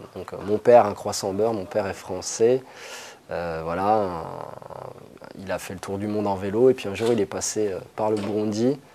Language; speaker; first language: French; native; French